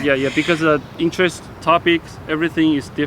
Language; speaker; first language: English; non-native, fluent; Chinese